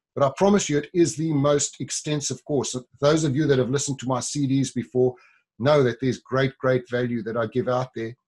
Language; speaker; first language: English; native; English